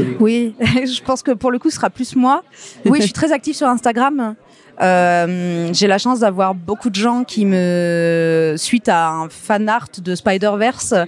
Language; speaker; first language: French; native; French